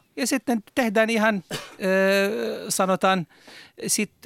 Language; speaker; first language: Finnish; non-native, learner; Arabic